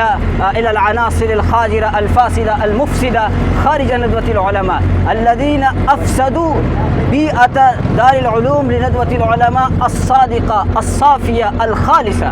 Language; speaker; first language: Arabic; non-native, fluent; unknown